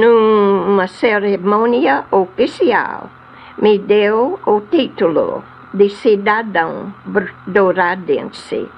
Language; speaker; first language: Portuguese; non-native, fluent; English